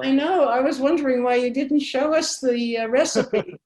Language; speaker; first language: English; native; English